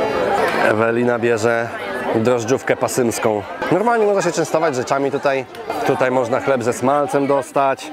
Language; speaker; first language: Polish; native; Polish